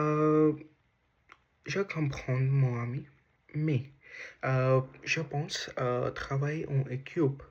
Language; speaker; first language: French; non-native, learner; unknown